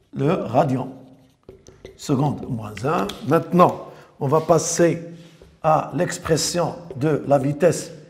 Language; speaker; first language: French; non-native, local second language; Arabic